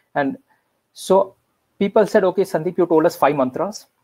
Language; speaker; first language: English; non-native, local second language; Marathi